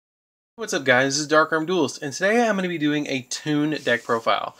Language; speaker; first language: English; native; English